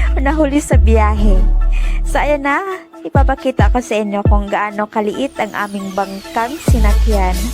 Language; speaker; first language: Filipino; non-native, local second language; Cebuano